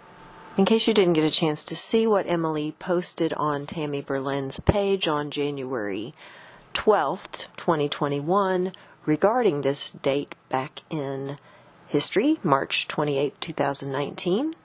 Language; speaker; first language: English; native; English